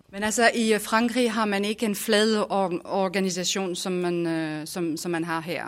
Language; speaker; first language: Danish; non-native, fluent; French